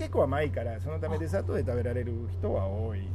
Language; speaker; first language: Japanese; non-native, fluent; Spanish